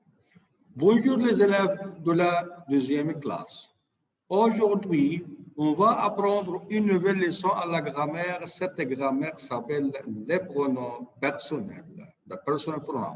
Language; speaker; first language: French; non-native, fluent; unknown